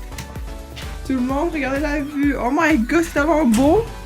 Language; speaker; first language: French; native; French